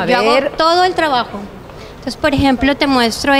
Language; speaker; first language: Spanish; native; Spanish